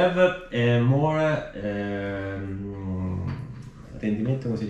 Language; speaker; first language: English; non-native, learner; Italian